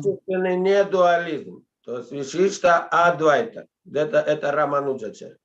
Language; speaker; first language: Russian; native; Russian